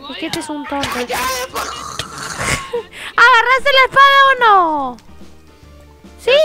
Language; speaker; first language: Spanish; native; Spanish